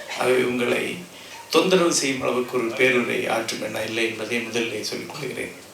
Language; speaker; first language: Tamil; non-native, local second language; Malayalam